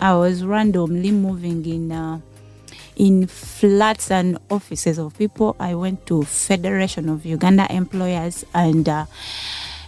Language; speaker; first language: English; non-native, local second language; Ganda